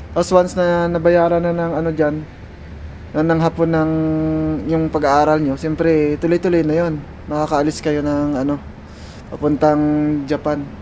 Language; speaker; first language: Filipino; native; Filipino